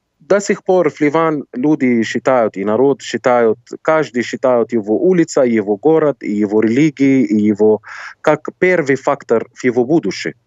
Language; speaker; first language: Russian; non-native, fluent; Arabic